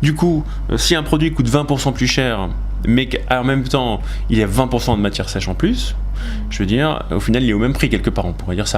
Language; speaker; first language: French; native; French